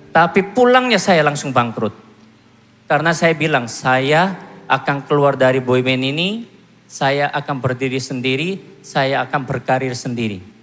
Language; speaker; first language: Indonesian; non-native, fluent; Korean